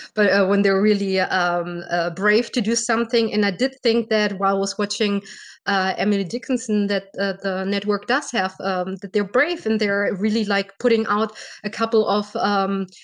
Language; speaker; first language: English; non-native, fluent; German